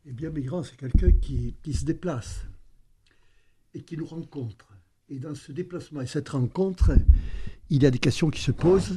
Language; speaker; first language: French; native; French